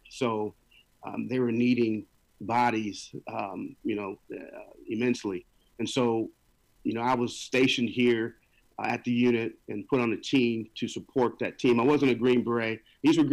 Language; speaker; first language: English; native; English